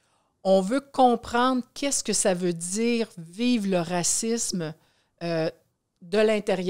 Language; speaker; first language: French; native; French